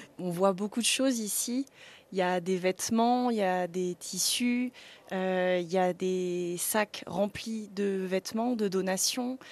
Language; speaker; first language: French; native; French